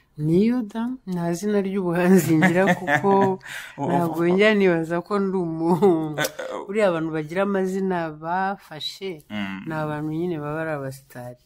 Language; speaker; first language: Kinyarwanda; early bilingual, heritage; Kinyarwanda